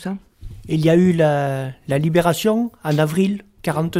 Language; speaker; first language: French; native; French